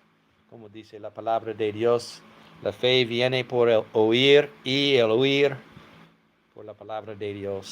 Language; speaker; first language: Spanish; non-native, fluent; English